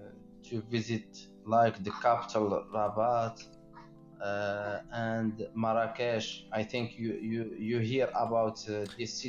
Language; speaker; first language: English; non-native, learner; Arabic